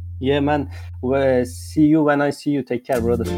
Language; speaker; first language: English; non-native, learner; Turkish